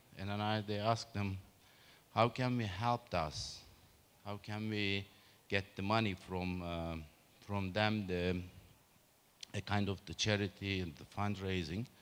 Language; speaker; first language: English; non-native, learner; Turkish